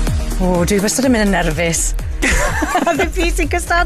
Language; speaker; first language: Welsh; native; Welsh